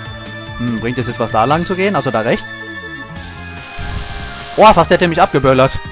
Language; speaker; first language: German; native; German